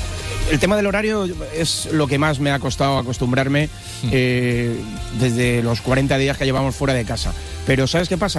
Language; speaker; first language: Spanish; native; Spanish